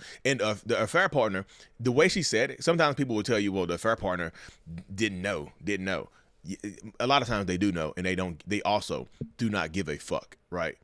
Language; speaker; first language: English; native; English